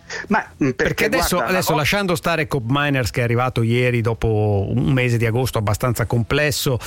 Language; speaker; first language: Italian; native; Italian